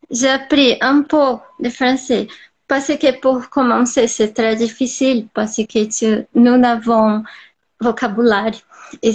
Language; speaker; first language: French; non-native, learner; Portuguese